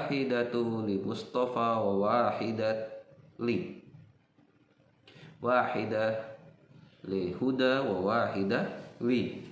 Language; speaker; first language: Arabic; non-native, fluent; Indonesian